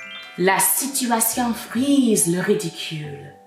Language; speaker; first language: French; non-native, fluent; English